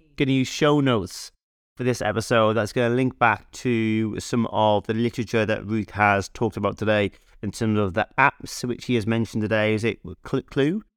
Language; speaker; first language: English; native; English